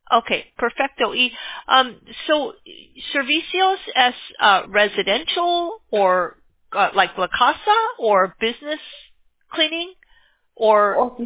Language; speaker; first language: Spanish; non-native, learner; English